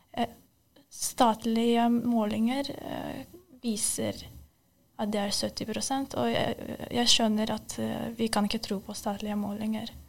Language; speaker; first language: Norwegian; non-native, fluent; Ukrainian